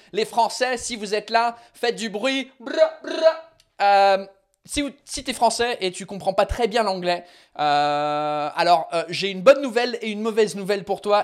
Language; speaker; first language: French; non-native, fluent; English